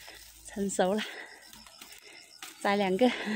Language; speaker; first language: Chinese; native; Chinese